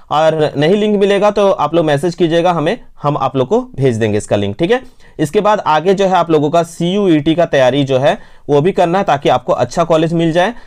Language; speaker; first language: Hindi; native; Hindi